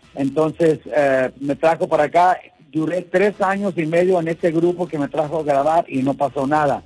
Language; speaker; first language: Spanish; early bilingual, heritage; Spanish